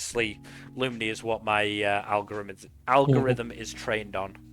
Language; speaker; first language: English; native; English